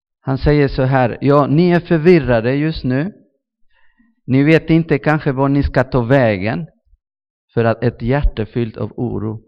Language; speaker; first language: Swedish; non-native, fluent; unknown